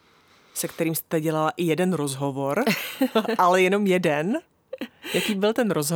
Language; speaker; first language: Czech; native; Czech